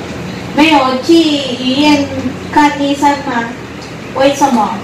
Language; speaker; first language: Chinese; non-native, learner; Filipino